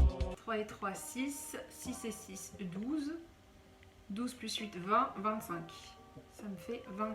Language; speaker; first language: French; native; French